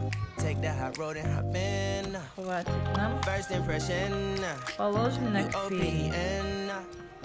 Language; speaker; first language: Russian; non-native, learner; Tajik